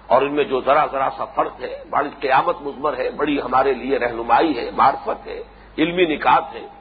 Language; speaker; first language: Urdu; native; Urdu